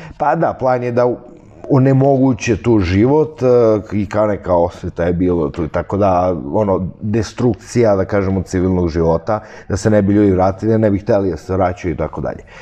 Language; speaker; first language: Serbian; early bilingual, heritage; Serbian